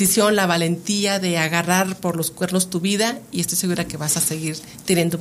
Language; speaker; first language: Spanish; native; Spanish